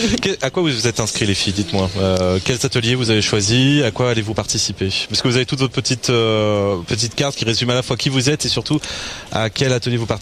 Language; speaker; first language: French; native; French